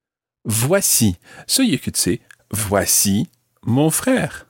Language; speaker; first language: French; non-native, fluent; English